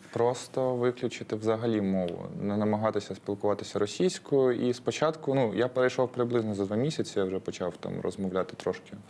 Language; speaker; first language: Ukrainian; non-native, local second language; Russian